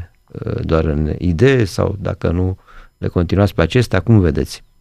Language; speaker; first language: Romanian; native; Romanian